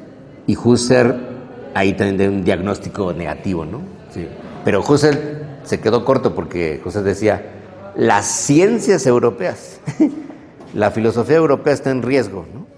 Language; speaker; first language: Spanish; native; Spanish